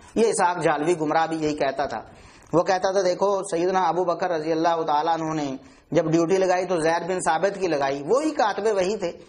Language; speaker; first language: Urdu; non-native, local second language; Punjabi